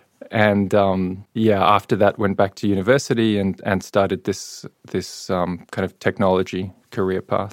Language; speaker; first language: English; native; English